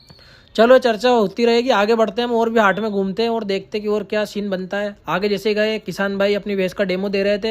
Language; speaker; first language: Hindi; native; Hindi